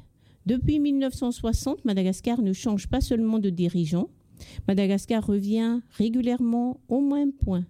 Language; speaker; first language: French; non-native, local second language; Malagasy